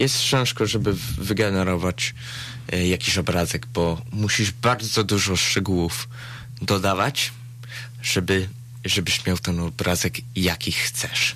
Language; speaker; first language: Polish; early bilingual, heritage; Polish